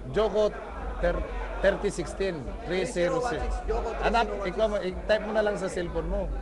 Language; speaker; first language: Filipino; native; Filipino